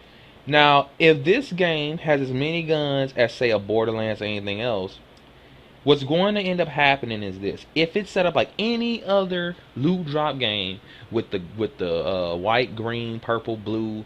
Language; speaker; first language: English; native; English